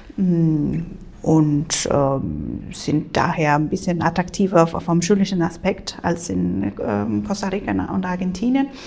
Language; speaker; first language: German; non-native, fluent; Spanish